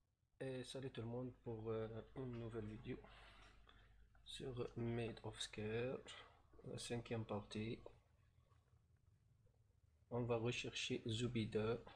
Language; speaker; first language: French; non-native, learner; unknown